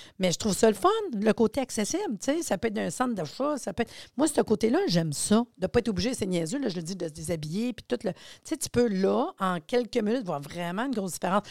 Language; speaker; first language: French; native; French